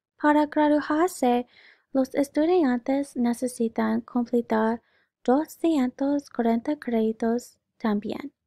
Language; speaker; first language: Spanish; non-native, learner; English